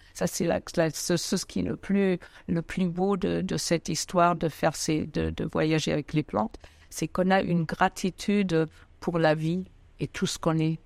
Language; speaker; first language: French; non-native, fluent; German